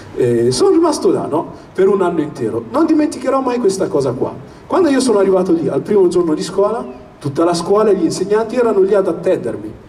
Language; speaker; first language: Italian; early bilingual, other home language; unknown